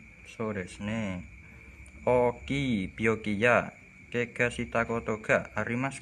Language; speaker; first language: Japanese; non-native, learner; Indonesian